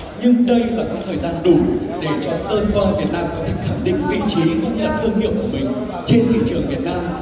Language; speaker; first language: Vietnamese; native; Vietnamese